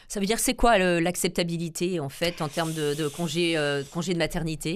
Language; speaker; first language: French; native; French